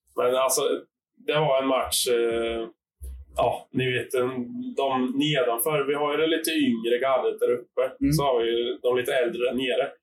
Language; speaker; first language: Swedish; native; Swedish